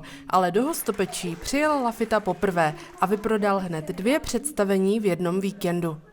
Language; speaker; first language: Czech; native; Czech